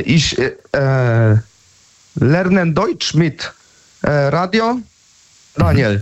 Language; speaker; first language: German; non-native, learner; Polish